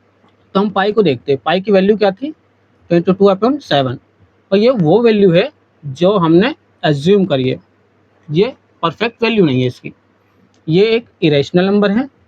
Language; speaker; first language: Hindi; native; Hindi